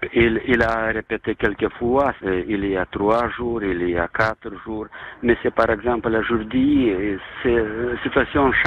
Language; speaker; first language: French; non-native, learner; Lithuanian